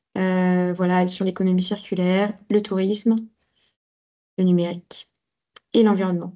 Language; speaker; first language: French; native; French